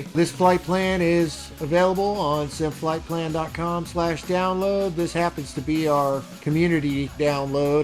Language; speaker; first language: English; native; English